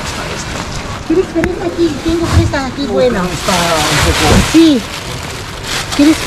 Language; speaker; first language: Spanish; non-native, learner; Filipino